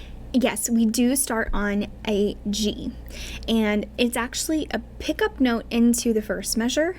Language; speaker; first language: English; native; English